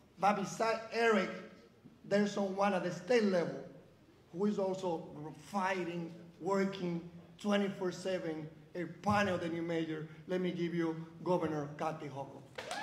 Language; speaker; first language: English; non-native, fluent; Spanish